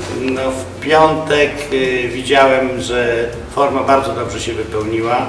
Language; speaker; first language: Polish; native; Polish